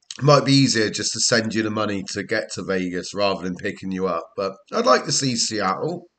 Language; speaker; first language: English; native; English